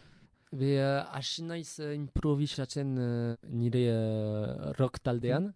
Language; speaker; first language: Basque; non-native, local second language; French